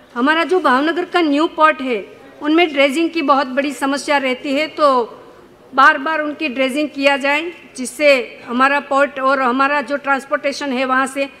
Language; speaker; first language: Hindi; non-native, local second language; Gujarati